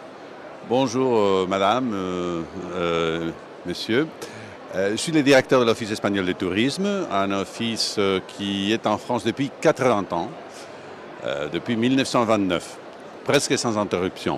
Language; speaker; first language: French; non-native, fluent; Spanish